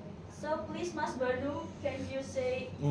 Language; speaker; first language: English; non-native, fluent; Indonesian